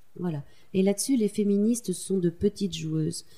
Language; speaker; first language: French; native; French